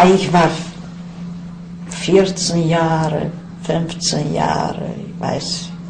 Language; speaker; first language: German; non-native, fluent; Yiddish